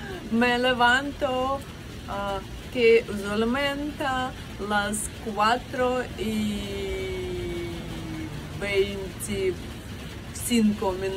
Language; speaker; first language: Spanish; non-native, learner; Russian